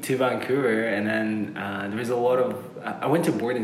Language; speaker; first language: English; early bilingual, other home language; Uzbek